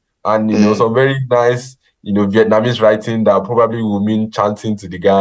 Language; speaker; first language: English; non-native, local second language; Yoruba